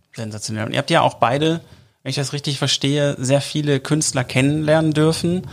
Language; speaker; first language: German; native; German